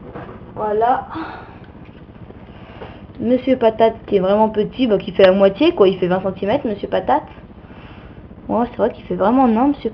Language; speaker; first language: French; native; French